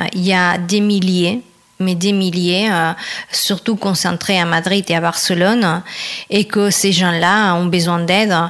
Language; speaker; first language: French; non-native, fluent; Spanish